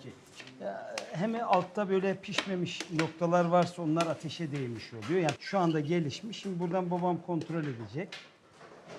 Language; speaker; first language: Turkish; native; Turkish